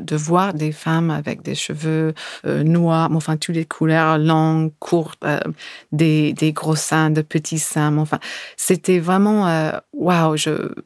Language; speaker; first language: French; non-native, fluent; English